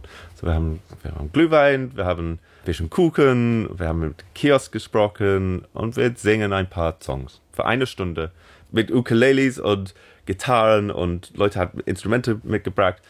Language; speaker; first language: German; non-native, learner; English